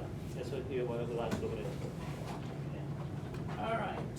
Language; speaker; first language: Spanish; non-native, learner; English